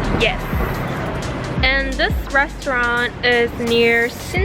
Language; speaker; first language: English; non-native, fluent; Mongolian